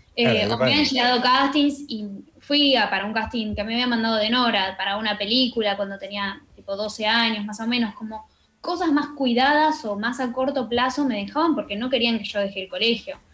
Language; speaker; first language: Spanish; native; Spanish